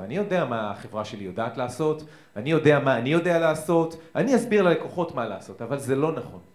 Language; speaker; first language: Hebrew; native; Hebrew